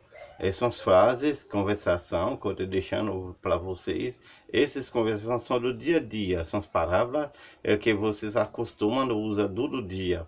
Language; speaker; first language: Portuguese; non-native, learner; Haitian Creole